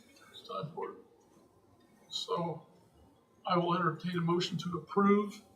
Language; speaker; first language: English; native; English